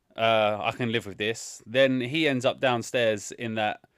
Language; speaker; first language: English; native; English